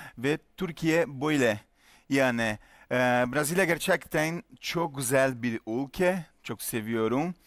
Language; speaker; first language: Turkish; non-native, learner; Portuguese